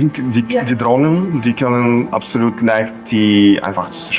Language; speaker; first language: German; non-native, fluent; Ukrainian